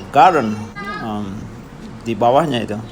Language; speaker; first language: Indonesian; non-native, local second language; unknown